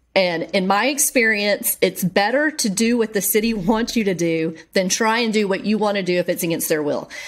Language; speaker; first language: English; native; English